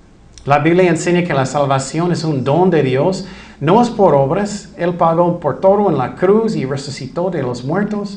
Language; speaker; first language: Spanish; non-native, fluent; English